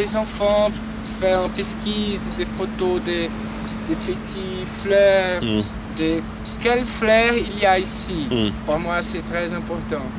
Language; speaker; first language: French; non-native, learner; Portuguese